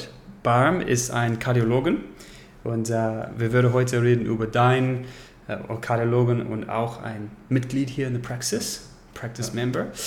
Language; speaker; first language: German; non-native, learner; English